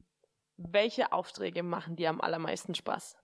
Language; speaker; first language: German; native; German